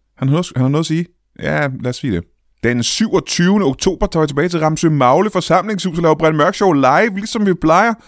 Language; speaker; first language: Danish; native; Danish